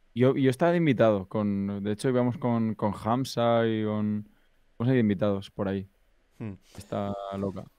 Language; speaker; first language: Spanish; native; Spanish